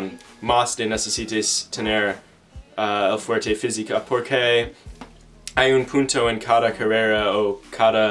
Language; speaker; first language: Spanish; non-native, learner; English